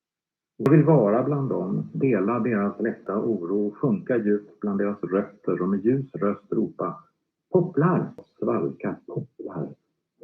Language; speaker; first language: Swedish; native; Swedish